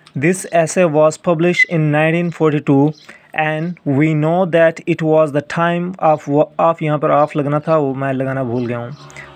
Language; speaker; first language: English; non-native, local second language; Urdu